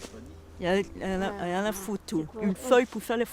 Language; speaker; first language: French; native; French